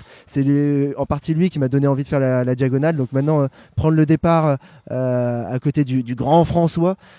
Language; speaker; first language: French; native; French